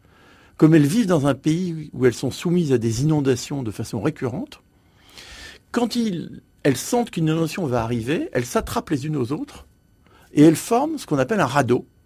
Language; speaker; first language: French; native; French